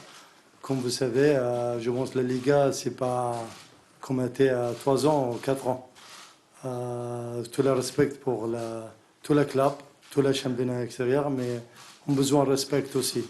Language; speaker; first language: French; non-native, learner; Arabic